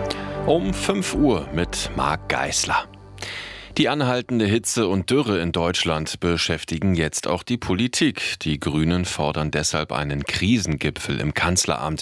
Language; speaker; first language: German; native; German